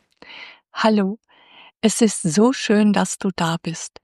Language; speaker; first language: German; native; German